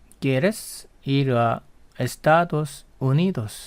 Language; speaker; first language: Spanish; non-native, fluent; Korean